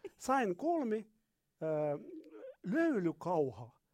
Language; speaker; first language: Finnish; non-native, learner; Arabic